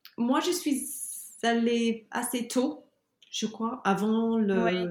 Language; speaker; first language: French; non-native, learner; English